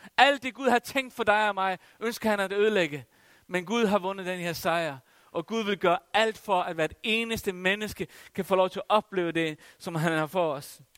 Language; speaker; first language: Danish; non-native, local second language; Faroese